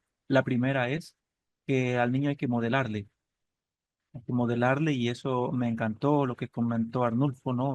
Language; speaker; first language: Spanish; native; Spanish